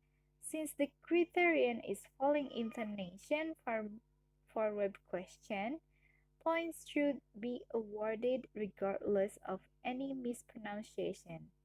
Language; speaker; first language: English; non-native, learner; Indonesian